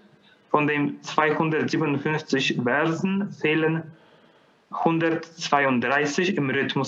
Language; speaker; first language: German; non-native, fluent; Polish